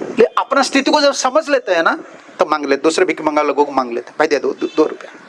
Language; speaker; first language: Hindi; non-native, local second language; Odia